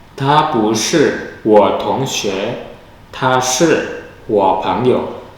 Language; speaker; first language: Chinese; non-native, fluent; Indonesian